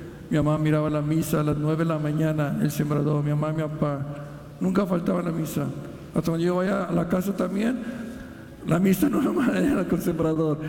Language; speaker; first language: Spanish; early bilingual, heritage; Spanish